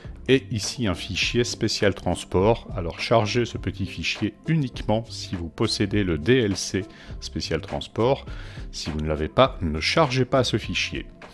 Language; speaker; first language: French; native; French